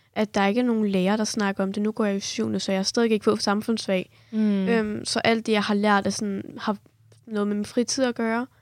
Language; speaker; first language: Danish; early bilingual, other home language; Kurdish